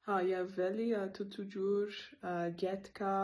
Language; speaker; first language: Armenian; non-native, learner; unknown